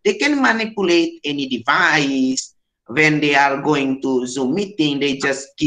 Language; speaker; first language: English; non-native, learner; Indonesian